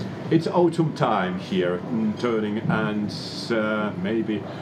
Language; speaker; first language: English; non-native, fluent; Finnish